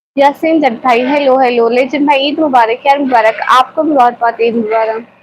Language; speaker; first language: Urdu; non-native, local second language; Punjabi